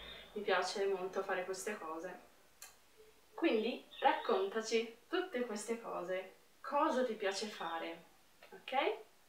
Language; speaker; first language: Italian; non-native, fluent; Portuguese